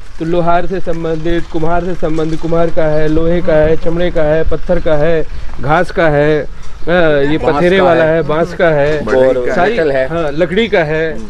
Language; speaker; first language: Hindi; native; Hindi